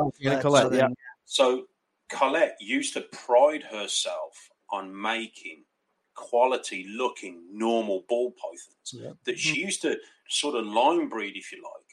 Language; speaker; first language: English; native; English